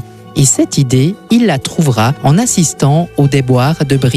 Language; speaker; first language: French; native; French